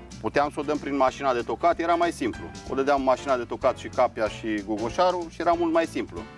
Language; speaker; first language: Romanian; native; Romanian